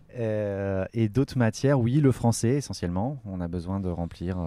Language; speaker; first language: French; native; French